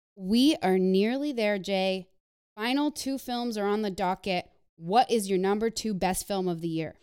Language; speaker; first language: English; non-native, fluent; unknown